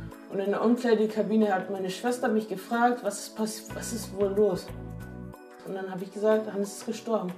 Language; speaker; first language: German; native; German